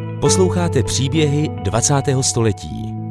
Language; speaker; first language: Czech; native; Czech